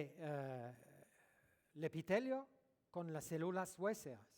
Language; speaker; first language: Spanish; non-native, learner; French